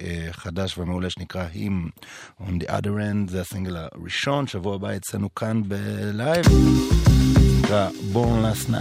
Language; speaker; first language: Hebrew; native; Hebrew